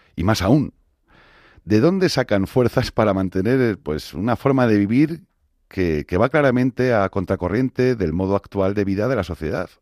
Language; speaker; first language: Spanish; native; Spanish